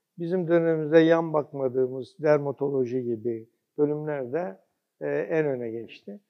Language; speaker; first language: Turkish; early bilingual, heritage; Turkish